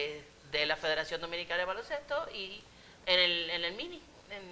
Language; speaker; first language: Spanish; native; Spanish